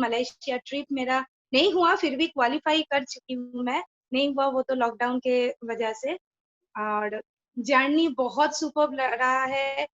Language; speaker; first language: Hindi; non-native, local second language; Bangla